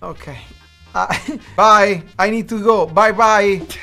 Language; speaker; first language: English; non-native, learner; Italian